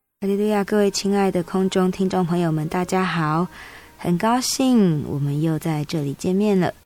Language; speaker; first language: Chinese; native; Chinese